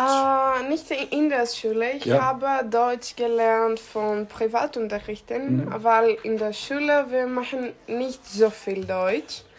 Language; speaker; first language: German; non-native, learner; Greek